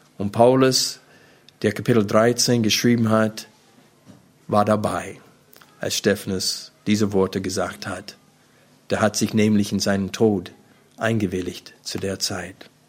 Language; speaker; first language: German; non-native, fluent; English